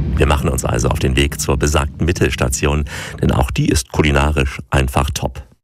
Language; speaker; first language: German; native; German